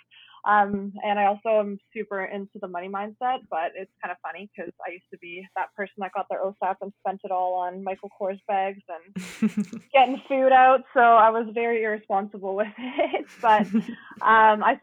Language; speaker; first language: English; native; English